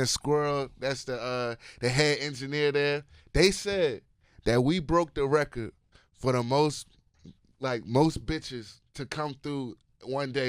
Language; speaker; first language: English; native; English